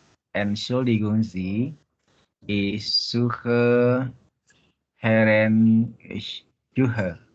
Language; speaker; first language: German; non-native, learner; Indonesian